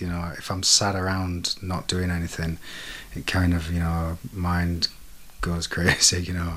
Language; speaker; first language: English; native; English